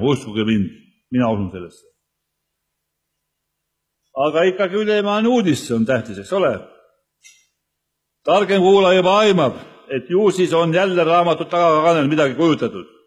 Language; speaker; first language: Estonian; native; Estonian